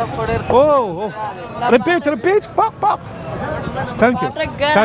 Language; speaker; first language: English; non-native, learner; Arabic